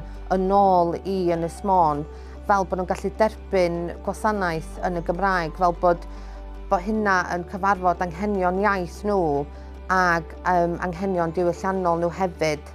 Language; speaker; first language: Welsh; native; Welsh